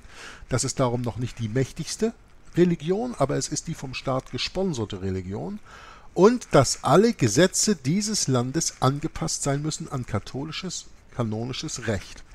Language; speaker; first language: German; native; German